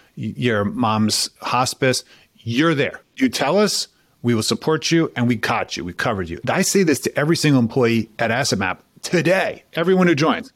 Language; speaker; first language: English; native; English